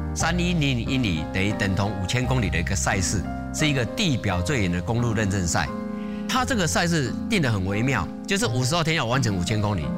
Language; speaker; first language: Chinese; native; Chinese